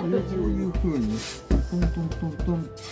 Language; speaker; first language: Japanese; native; Japanese